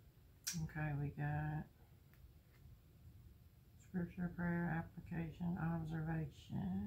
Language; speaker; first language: English; native; English